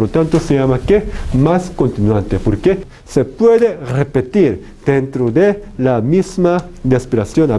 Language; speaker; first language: Spanish; non-native, fluent; Korean